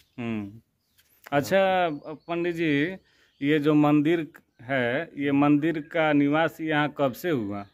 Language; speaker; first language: Hindi; native; Hindi